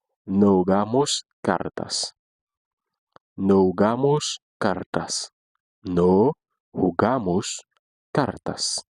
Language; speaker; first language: Spanish; non-native, fluent; Haitian Creole